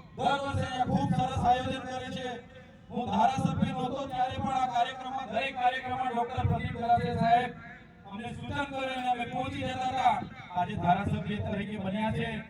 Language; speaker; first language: Gujarati; non-native, local second language; Vasavi